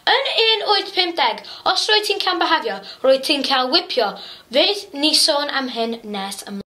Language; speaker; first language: Welsh; non-native, local second language; English